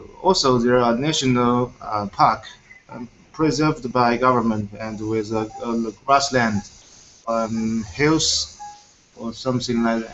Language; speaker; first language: English; non-native, fluent; Chinese